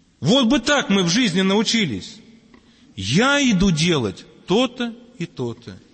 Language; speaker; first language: Russian; native; Russian